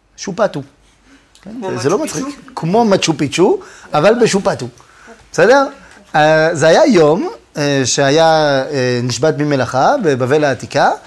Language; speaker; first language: Hebrew; non-native, fluent; French